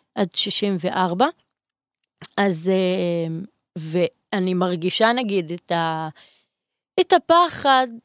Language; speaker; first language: Hebrew; non-native, local second language; Arabic